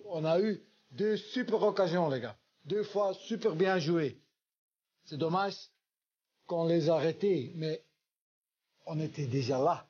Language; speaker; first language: French; non-native, local second language; Dutch